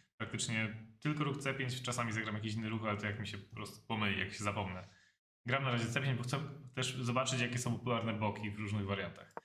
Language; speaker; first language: Polish; native; Polish